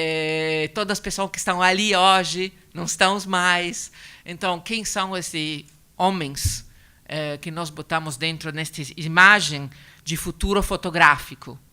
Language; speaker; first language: Portuguese; non-native, learner; Italian